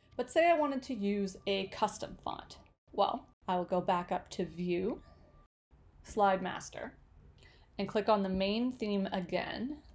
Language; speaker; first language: English; native; English